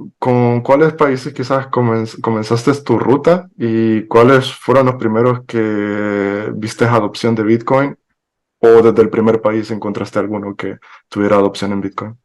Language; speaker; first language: Spanish; native; Spanish